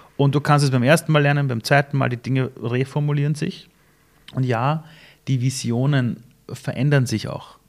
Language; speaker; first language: German; early bilingual, other home language; Persian